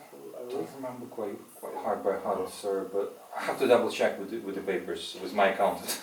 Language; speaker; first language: English; non-native, fluent; Russian